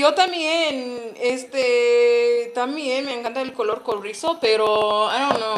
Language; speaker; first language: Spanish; non-native, learner; English